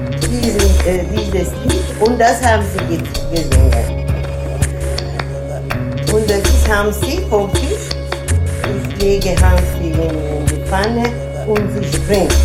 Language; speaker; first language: German; non-native, fluent; Turkish